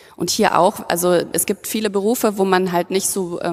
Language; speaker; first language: German; native; German